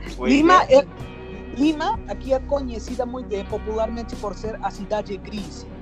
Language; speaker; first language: Portuguese; non-native, fluent; Spanish